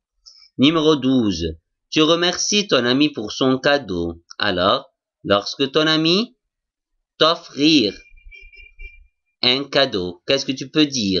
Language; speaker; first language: French; non-native, fluent; Arabic